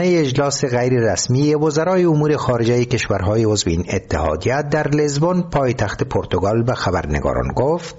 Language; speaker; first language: Persian; native; Persian